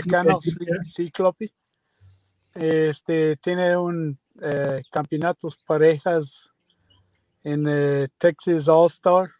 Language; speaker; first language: Spanish; non-native, learner; English